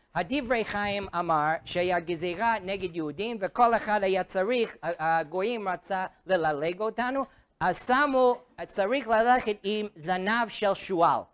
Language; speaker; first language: Hebrew; non-native, fluent; English